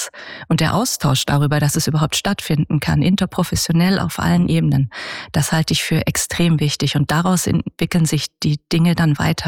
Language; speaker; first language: German; native; German